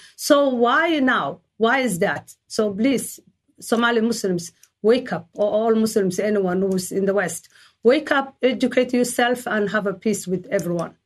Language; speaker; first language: English; non-native, learner; Somali